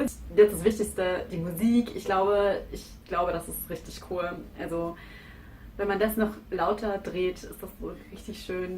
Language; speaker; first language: German; native; German